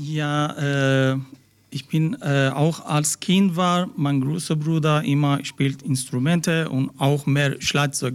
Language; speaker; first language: German; non-native, learner; Persian